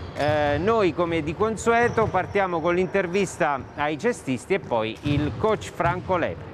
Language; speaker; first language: Italian; native; Italian